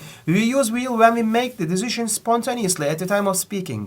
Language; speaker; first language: English; non-native, fluent; Turkish